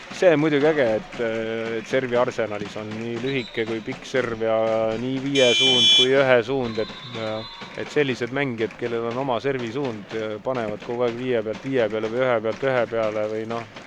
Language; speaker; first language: Estonian; native; Estonian